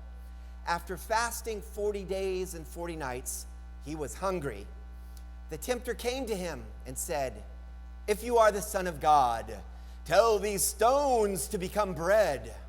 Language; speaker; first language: English; native; English